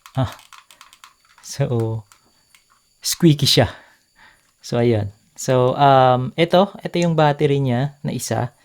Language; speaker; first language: Filipino; native; Filipino